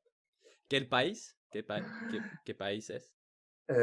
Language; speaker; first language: Spanish; non-native, learner; English